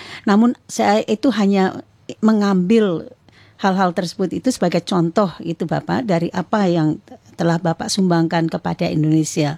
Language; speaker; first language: Indonesian; native; Indonesian